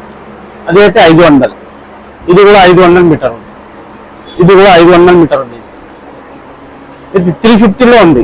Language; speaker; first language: Telugu; non-native, local second language; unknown